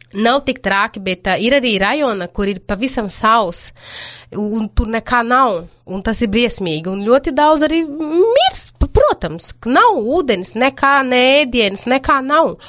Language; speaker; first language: Latvian; non-native, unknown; Portuguese